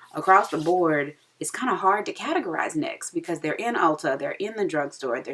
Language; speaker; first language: English; native; English